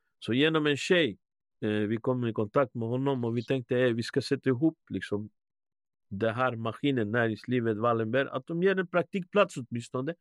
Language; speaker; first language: Swedish; early bilingual, other home language; Spanish